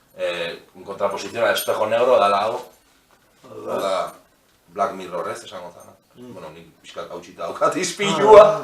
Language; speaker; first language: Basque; native; Basque